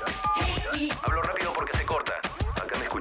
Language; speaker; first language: Spanish; native; Spanish